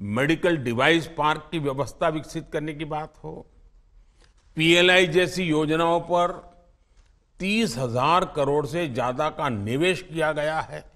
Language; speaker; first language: Hindi; non-native, local second language; Gujarati